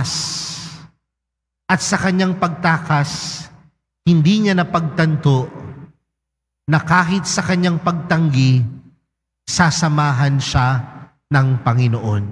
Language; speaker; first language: Filipino; native; Filipino